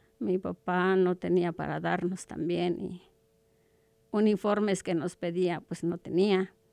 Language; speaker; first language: Spanish; non-native, local second language; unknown